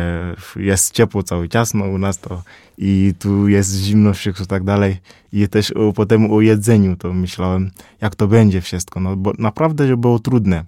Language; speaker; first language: Polish; non-native, learner; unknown